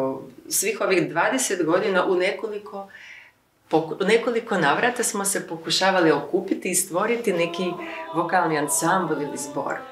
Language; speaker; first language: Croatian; non-native, fluent; Ukrainian